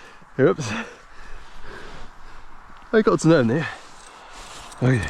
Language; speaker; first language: French; native; French